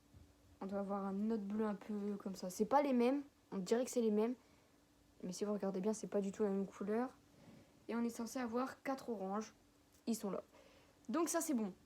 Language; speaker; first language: French; native; French